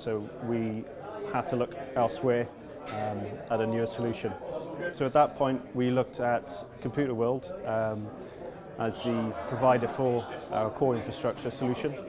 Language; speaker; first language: English; native; English